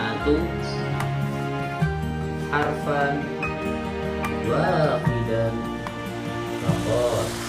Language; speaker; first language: Arabic; non-native, fluent; Indonesian